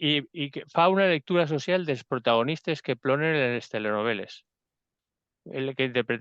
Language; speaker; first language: Catalan; non-native, local second language; Spanish